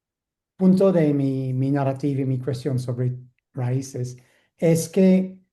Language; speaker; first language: Spanish; non-native, fluent; English